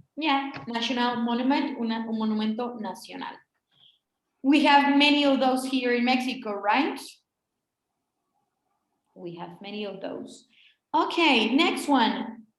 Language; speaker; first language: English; non-native, fluent; Spanish